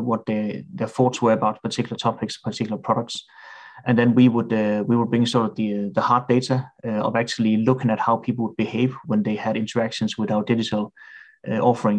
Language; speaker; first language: English; non-native, fluent; Danish